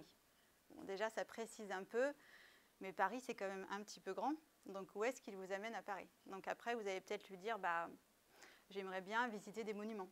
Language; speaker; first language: French; native; French